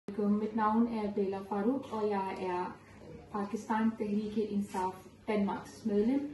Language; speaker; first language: Danish; non-native, fluent; Urdu